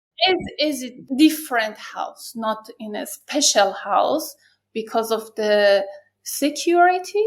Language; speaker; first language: English; non-native, learner; Persian